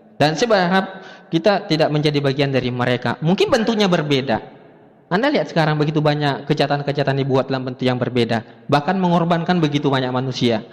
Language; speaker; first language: Indonesian; native; Indonesian